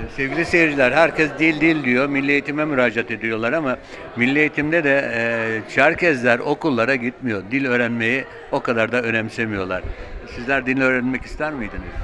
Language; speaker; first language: Turkish; native; Turkish